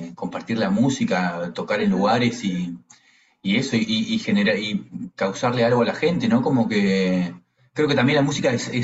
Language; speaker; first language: Spanish; native; Spanish